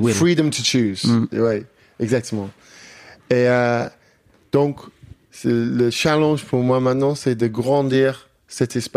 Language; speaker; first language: French; non-native, fluent; English